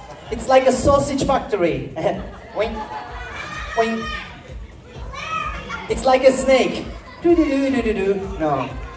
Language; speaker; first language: English; non-native, fluent; Turkish